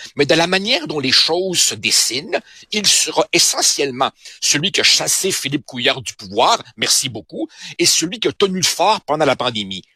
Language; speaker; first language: French; early bilingual, other home language; Spanish